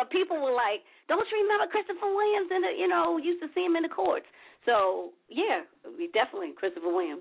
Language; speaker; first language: English; native; English